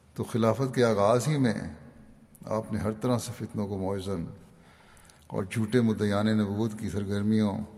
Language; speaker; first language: Urdu; native; Urdu